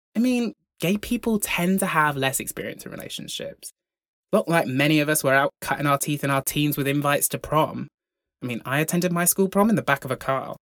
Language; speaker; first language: English; native; English